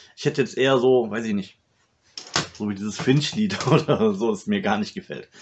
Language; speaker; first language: German; native; German